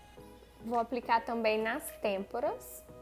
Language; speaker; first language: Portuguese; native; Portuguese